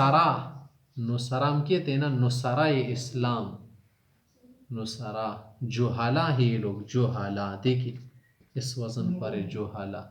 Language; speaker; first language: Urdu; native; Urdu